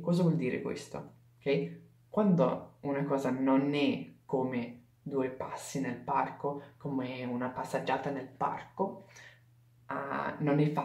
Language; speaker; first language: Italian; non-native, fluent; English